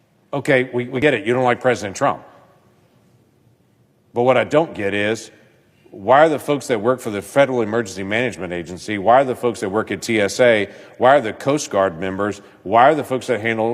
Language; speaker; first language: English; native; English